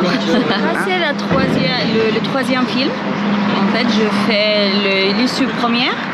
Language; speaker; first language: French; non-native, learner; Arabic